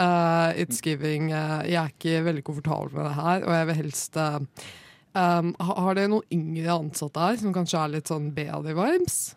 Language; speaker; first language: Norwegian; native; Norwegian